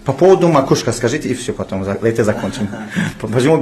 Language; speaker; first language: Russian; non-native, learner; Tajik